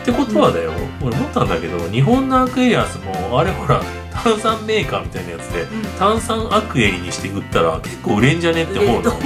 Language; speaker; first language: Japanese; native; Japanese